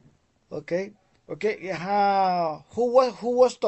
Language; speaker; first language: English; non-native, fluent; Spanish